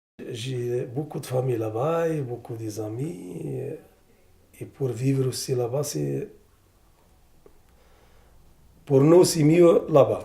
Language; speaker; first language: French; non-native, learner; Arabic